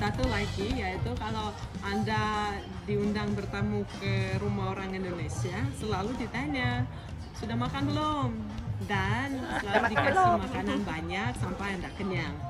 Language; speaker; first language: Indonesian; non-native, fluent; Russian